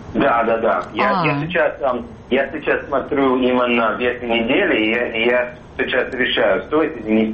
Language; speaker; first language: Russian; non-native, fluent; English